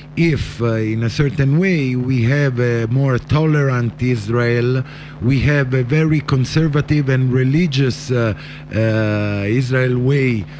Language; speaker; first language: English; non-native, fluent; Italian